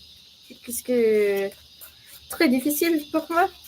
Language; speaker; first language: French; non-native, learner; English